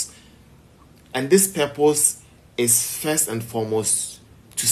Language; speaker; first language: English; non-native, local second language; Ewe